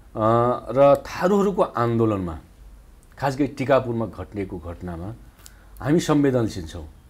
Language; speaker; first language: Nepali; non-native, local second language; Dangaura Tharu